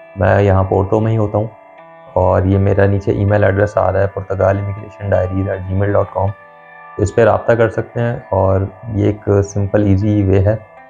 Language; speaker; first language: Urdu; non-native, local second language; Punjabi